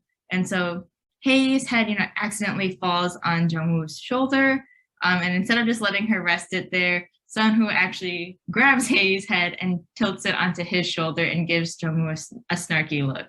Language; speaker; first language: English; native; English